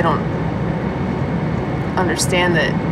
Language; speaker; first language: English; native; English